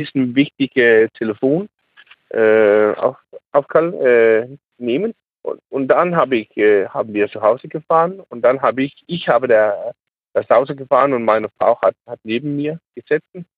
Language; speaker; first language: German; non-native, learner; Danish